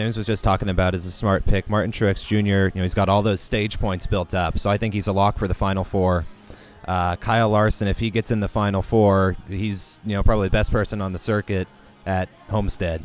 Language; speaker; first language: English; native; English